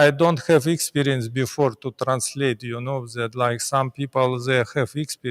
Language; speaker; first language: English; non-native, learner; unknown